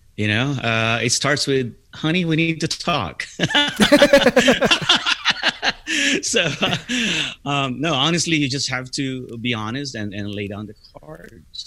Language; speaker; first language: English; non-native, local second language; Filipino